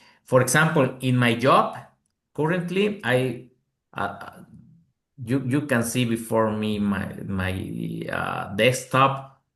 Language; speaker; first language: English; non-native, learner; Spanish